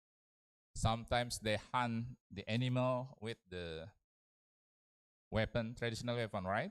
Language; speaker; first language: English; non-native, learner; Indonesian